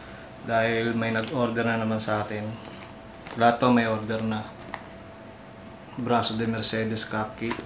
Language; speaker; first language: Filipino; native; Filipino